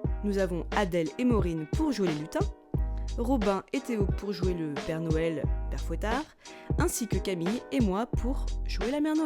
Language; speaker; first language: French; native; French